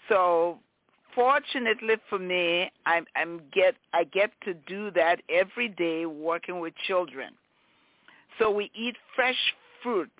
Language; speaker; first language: English; native; English